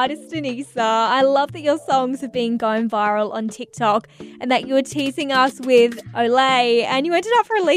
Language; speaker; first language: English; native; English